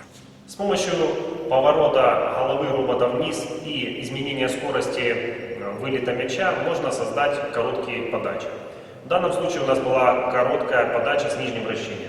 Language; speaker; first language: Russian; native; Russian